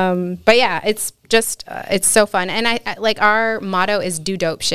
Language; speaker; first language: English; native; English